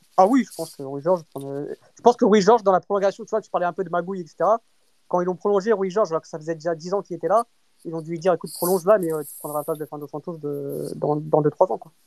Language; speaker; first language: French; early bilingual, other home language; Portuguese